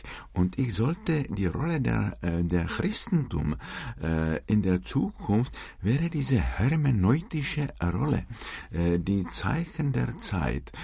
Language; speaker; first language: German; non-native, fluent; Czech